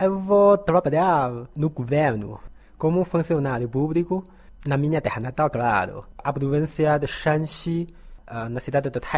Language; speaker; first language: Portuguese; non-native, learner; Chinese